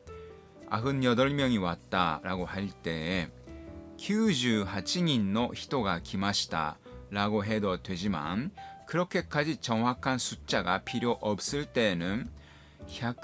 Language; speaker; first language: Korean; non-native, fluent; Japanese